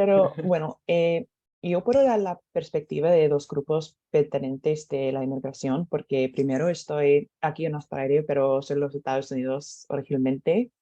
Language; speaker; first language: Spanish; non-native, learner; English